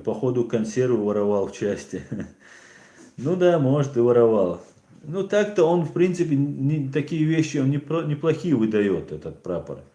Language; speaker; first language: Russian; non-native, local second language; Chechen